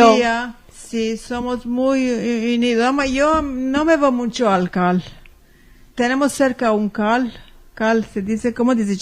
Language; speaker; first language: Spanish; early bilingual, heritage; Ladino